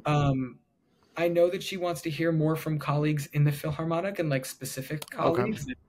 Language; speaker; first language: English; native; English